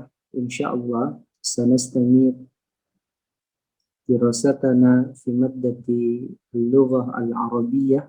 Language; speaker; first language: Arabic; non-native, fluent; Indonesian